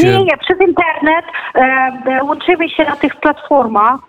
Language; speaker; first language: Polish; non-native, fluent; Ukrainian